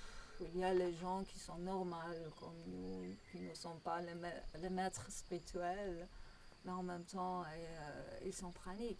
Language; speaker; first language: French; non-native, learner; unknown